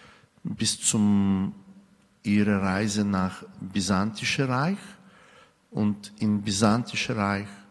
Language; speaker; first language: German; non-native, fluent; Bulgarian